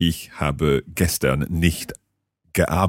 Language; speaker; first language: German; non-native, learner; English